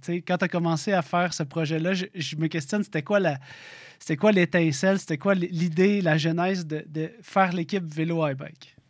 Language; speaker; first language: French; native; French